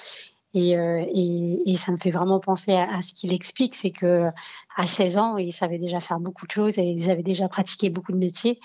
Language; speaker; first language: French; early bilingual, other home language; Arabic